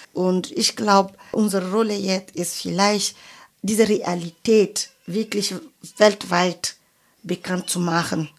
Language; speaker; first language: German; non-native, fluent; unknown